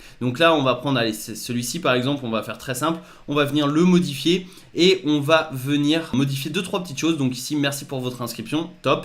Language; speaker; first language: French; native; French